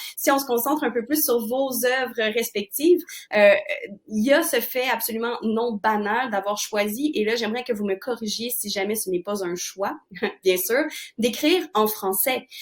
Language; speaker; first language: French; native; French